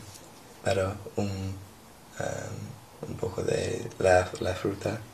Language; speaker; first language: Spanish; non-native, learner; English